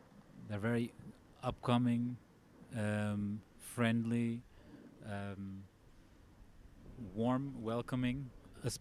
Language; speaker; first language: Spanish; non-native, learner; German